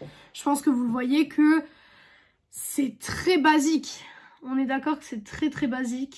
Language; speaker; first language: French; native; French